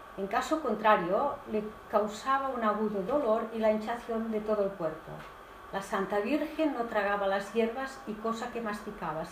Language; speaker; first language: Spanish; non-native, local second language; Catalan